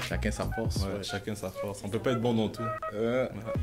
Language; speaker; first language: French; native; French